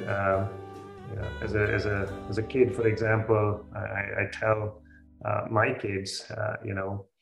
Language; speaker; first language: English; non-native, local second language; Hindi